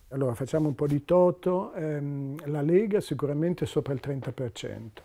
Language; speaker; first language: Italian; native; Italian